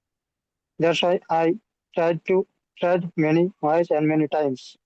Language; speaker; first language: English; non-native, learner; Bangla